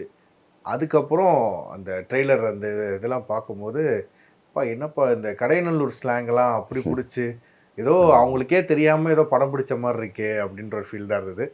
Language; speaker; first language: Tamil; native; Tamil